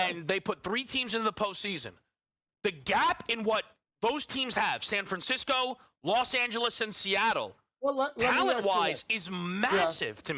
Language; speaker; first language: English; native; English